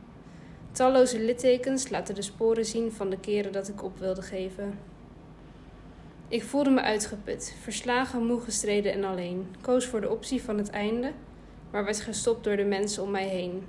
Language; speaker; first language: Dutch; native; Dutch